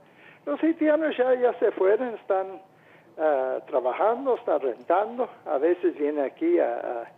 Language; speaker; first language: Spanish; non-native, fluent; English